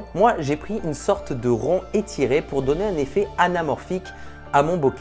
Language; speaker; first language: French; native; French